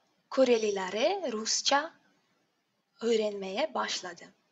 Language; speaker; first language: Turkish; non-native, learner; Russian